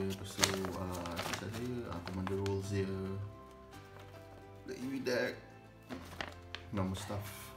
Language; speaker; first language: English; non-native, local second language; Malay